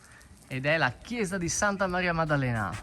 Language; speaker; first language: Italian; native; Italian